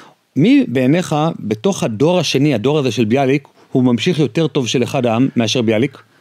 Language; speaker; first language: Hebrew; native; Hebrew